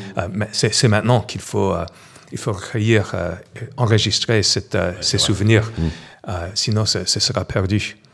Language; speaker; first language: French; non-native, fluent; English